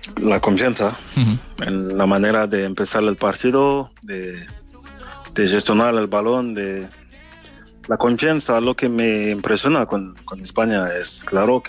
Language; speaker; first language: Spanish; non-native, fluent; French